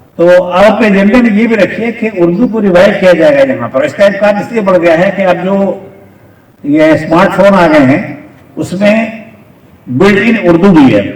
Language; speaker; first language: Urdu; native; Urdu